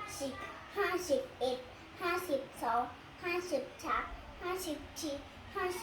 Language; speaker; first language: Thai; native; Thai